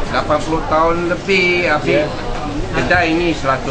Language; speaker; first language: Indonesian; non-native, local second language; Chinese